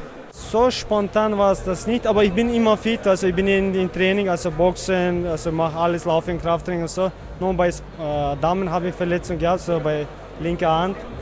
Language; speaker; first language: German; non-native, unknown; Chechen